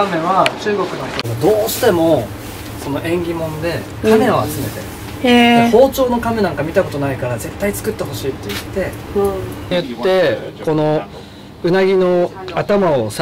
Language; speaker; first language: Japanese; native; Japanese